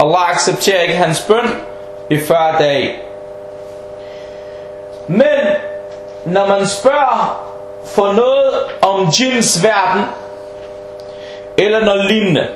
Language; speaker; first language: Danish; early bilingual, heritage; Danish